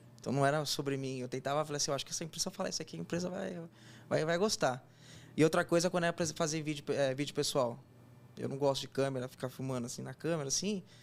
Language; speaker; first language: Portuguese; native; Portuguese